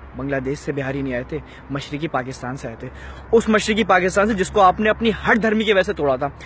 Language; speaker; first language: Urdu; native; Urdu